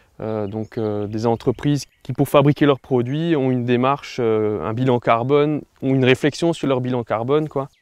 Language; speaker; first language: French; native; French